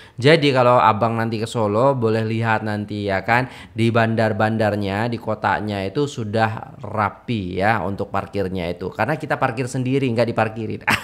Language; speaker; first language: Indonesian; native; Indonesian